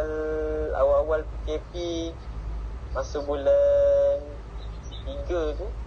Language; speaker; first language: Malay; native; Malay